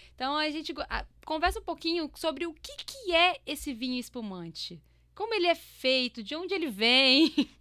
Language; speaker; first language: Portuguese; native; Portuguese